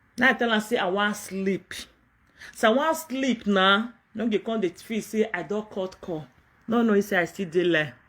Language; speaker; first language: Nigerian Pidgin; non-native, local second language; Yoruba